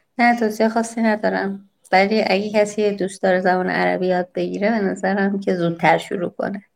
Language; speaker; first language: Persian; native; Persian